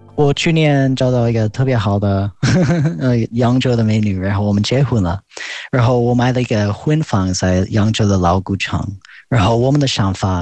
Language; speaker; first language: Chinese; non-native, fluent; English